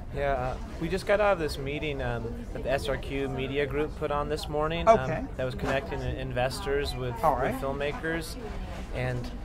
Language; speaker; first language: English; native; English